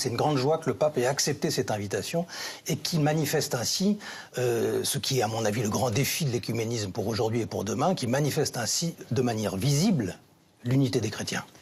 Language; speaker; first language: French; native; French